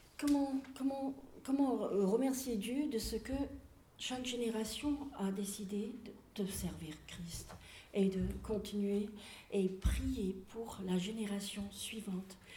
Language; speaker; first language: French; non-native, fluent; English